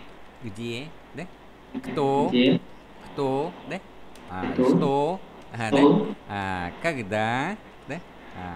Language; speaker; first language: Russian; non-native, fluent; Vietnamese